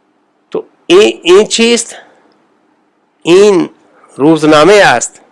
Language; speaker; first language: Persian; non-native, fluent; Urdu